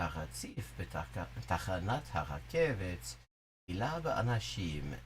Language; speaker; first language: Hebrew; non-native, learner; English